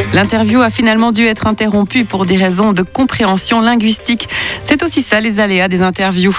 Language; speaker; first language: French; native; French